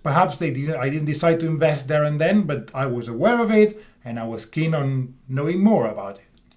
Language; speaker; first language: English; non-native, fluent; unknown